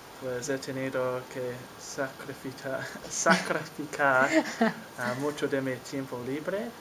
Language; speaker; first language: Spanish; non-native, learner; English